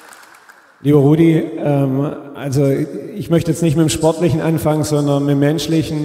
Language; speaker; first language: German; native; German